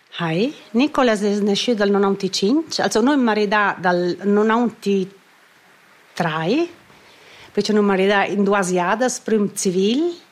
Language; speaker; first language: Italian; non-native, local second language; Romansh